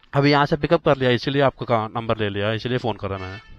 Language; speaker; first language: Hindi; non-native, local second language; Telugu